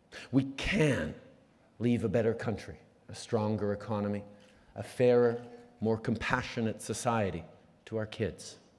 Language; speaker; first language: English; native; English